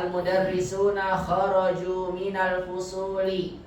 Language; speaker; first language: Arabic; non-native, fluent; Indonesian